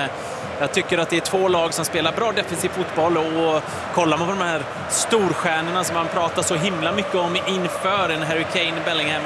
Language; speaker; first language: Swedish; native; Swedish